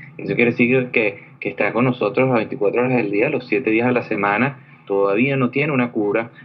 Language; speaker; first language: Spanish; native; Spanish